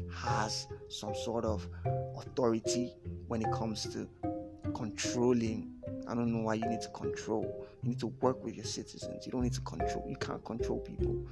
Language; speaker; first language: English; non-native, local second language; Yoruba